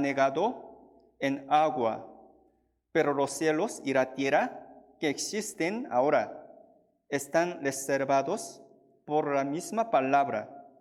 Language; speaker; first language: Spanish; non-native, fluent; Korean